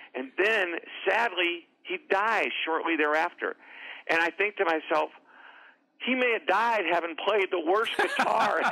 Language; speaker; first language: English; native; English